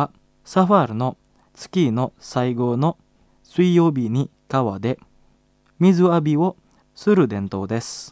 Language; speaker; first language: Japanese; non-native, fluent; Indonesian